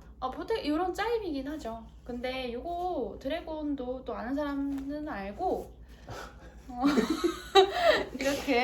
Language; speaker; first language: Korean; native; Korean